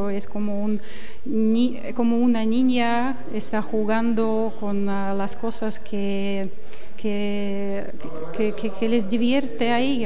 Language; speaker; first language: Spanish; non-native, learner; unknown